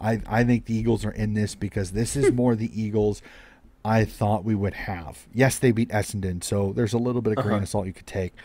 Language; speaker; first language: English; native; English